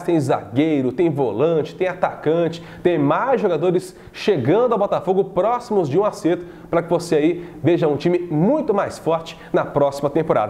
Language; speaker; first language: Portuguese; native; Portuguese